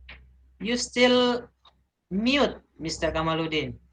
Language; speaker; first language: English; non-native, learner; Indonesian